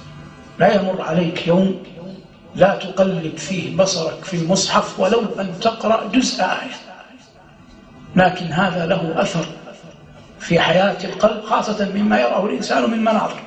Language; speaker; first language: Arabic; native; Arabic